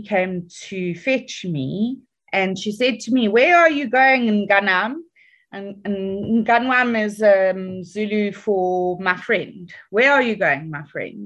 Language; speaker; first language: English; native; English